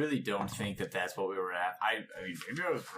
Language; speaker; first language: English; native; English